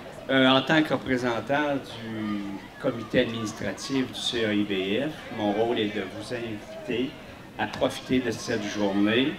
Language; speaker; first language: French; native; French